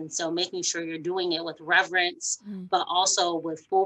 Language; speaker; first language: English; native; English